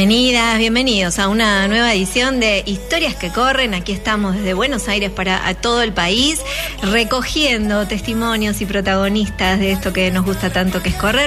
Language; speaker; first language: Spanish; native; Spanish